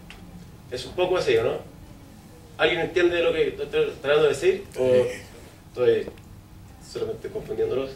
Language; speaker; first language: Spanish; non-native, fluent; Swedish